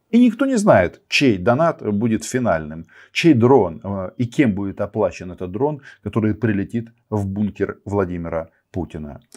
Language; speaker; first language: Russian; non-native, local second language; Ukrainian